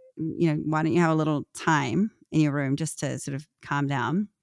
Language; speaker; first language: English; native; English